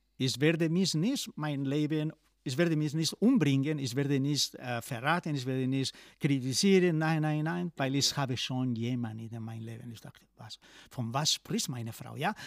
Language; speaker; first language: German; non-native, fluent; Spanish